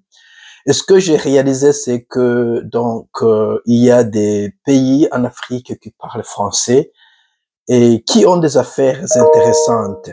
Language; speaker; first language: French; non-native, local second language; Rundi